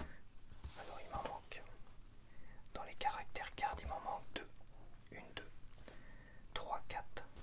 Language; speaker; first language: French; native; French